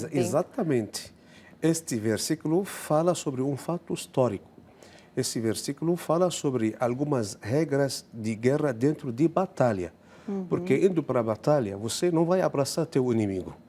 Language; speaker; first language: Portuguese; non-native, fluent; Arabic